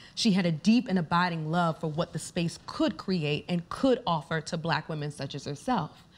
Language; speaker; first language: English; native; English